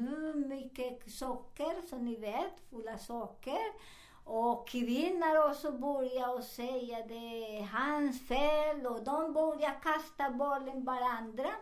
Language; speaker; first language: Swedish; non-native, learner; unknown